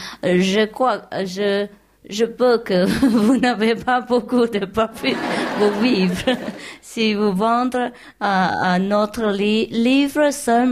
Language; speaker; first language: French; non-native, learner; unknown